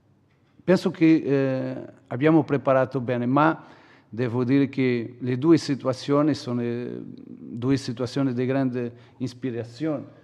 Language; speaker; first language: Italian; non-native, fluent; Portuguese